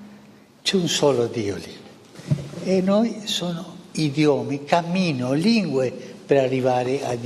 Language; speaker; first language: Italian; non-native, fluent; Spanish